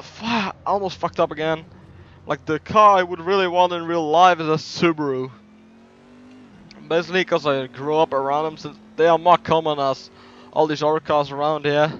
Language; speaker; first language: English; non-native, fluent; Dutch